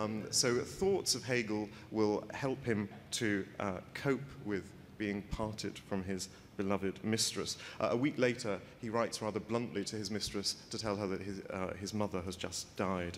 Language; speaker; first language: English; native; English